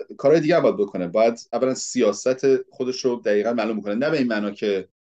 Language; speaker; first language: Persian; early bilingual, heritage; Persian